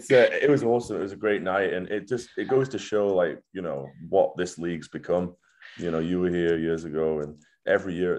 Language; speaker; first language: English; native; English